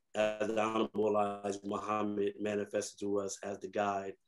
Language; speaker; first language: English; native; English